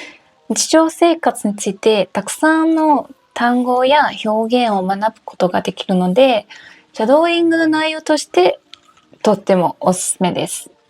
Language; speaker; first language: Japanese; non-native, fluent; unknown